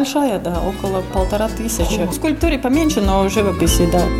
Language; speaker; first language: Russian; non-native, local second language; Latvian